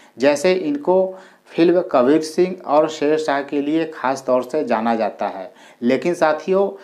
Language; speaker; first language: Hindi; native; Hindi